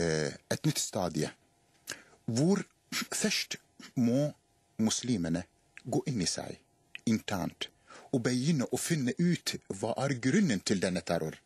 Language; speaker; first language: Norwegian; non-native, fluent; Arabic